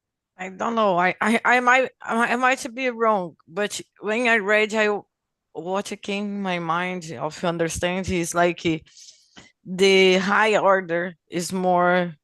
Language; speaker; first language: English; non-native, fluent; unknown